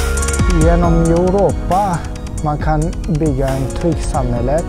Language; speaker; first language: Swedish; early bilingual, other home language; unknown